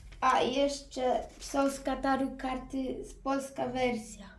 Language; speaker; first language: Polish; early bilingual, heritage; Polish